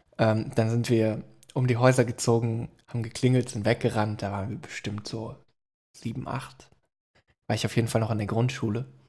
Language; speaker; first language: German; native; German